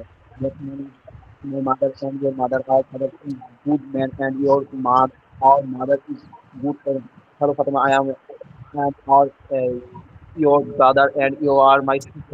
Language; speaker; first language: English; non-native, learner; Bangla